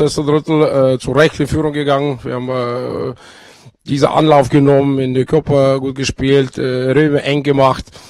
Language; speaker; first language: German; non-native, fluent; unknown